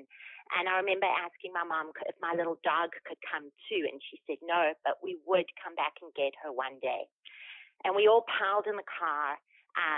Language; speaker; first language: English; native; English